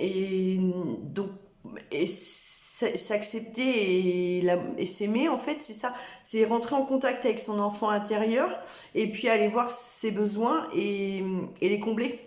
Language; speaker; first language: French; native; French